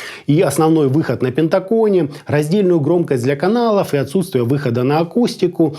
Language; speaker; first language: Russian; native; Russian